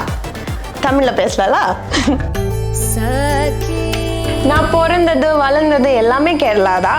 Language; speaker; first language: Tamil; non-native, local second language; Malayalam